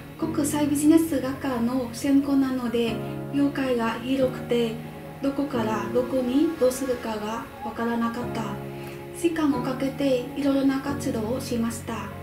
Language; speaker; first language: Japanese; non-native, fluent; Vietnamese